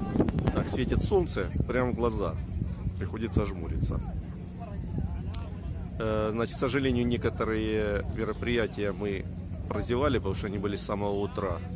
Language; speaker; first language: Russian; native; Russian